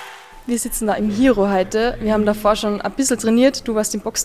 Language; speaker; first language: German; native; German